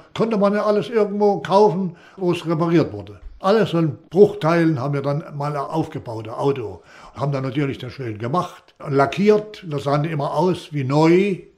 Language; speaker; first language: German; native; German